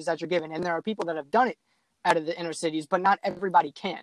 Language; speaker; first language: English; native; English